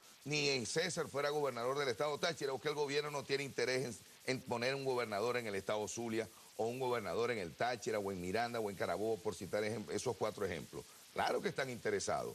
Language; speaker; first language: Spanish; native; Spanish